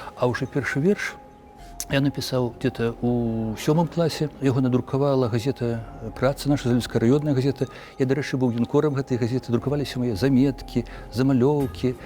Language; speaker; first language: Belarusian; native; Belarusian